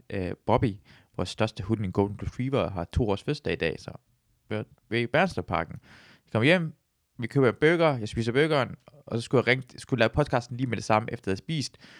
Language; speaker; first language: Danish; early bilingual, other home language; Persian